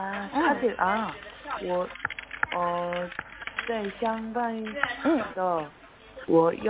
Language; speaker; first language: Chinese; non-native, learner; Korean